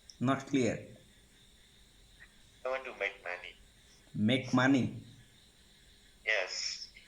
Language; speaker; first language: English; non-native, learner; Bangla